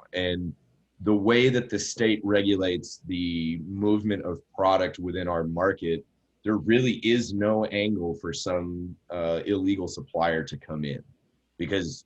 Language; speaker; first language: English; native; English